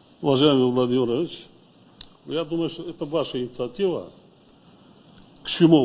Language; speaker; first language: Russian; non-native, local second language; Tajik